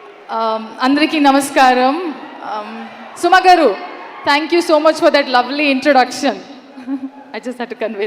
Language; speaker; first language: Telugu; non-native, learner; Kannada